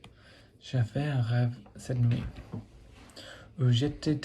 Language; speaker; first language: French; non-native, learner; English